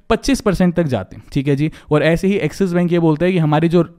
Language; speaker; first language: Hindi; native; Hindi